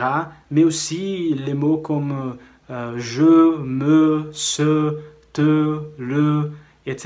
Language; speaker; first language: French; non-native, fluent; Portuguese